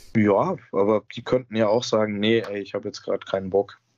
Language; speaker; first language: German; native; German